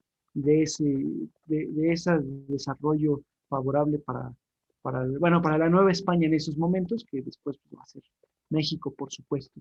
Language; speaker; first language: Spanish; native; Spanish